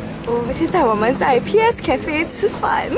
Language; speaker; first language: Chinese; non-native, local second language; English